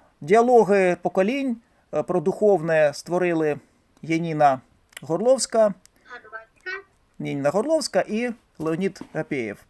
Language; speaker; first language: Ukrainian; native; Ukrainian